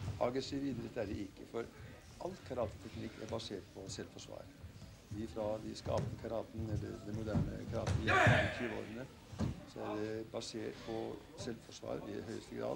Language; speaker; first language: Norwegian; native; Norwegian